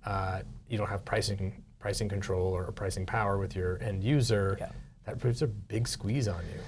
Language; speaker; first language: English; native; English